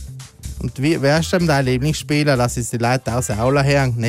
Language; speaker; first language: German; native; German